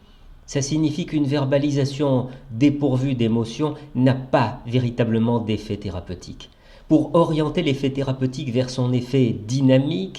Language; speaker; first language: French; native; French